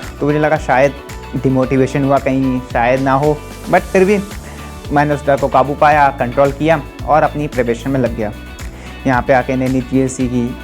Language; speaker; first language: Hindi; native; Hindi